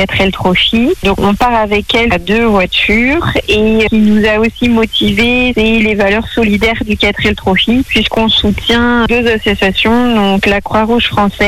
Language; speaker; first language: French; native; French